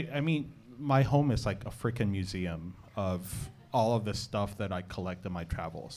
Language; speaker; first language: English; non-native, local second language; Filipino